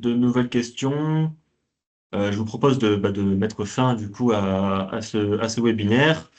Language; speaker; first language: French; native; French